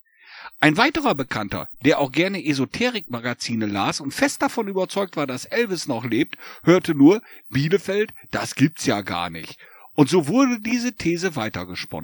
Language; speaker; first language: German; native; German